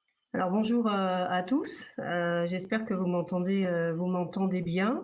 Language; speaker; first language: French; native; French